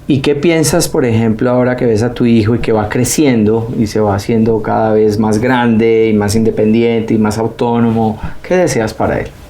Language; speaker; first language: Spanish; native; Spanish